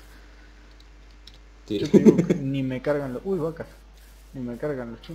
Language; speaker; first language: Spanish; native; Spanish